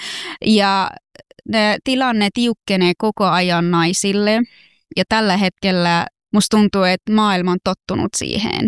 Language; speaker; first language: Finnish; non-native, fluent; Persian